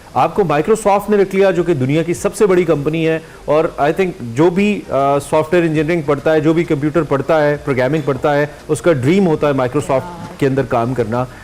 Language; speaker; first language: Urdu; native; Urdu